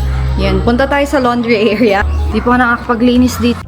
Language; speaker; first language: Filipino; native; Filipino